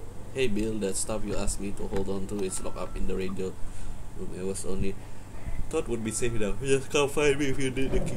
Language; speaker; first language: English; non-native, local second language; Malay